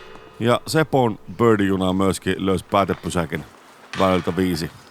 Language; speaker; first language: Finnish; native; Finnish